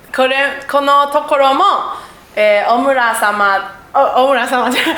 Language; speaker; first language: Japanese; non-native, learner; Chinese